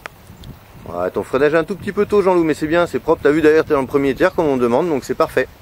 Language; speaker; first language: French; native; French